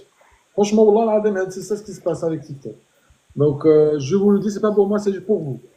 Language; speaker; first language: French; native; French